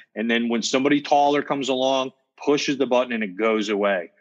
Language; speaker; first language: English; native; English